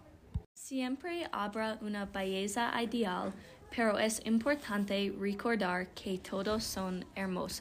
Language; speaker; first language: Spanish; non-native, learner; English